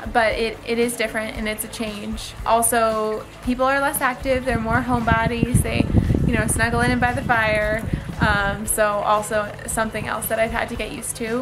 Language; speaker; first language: English; native; English